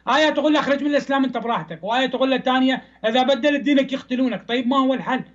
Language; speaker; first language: Arabic; non-native, fluent; Persian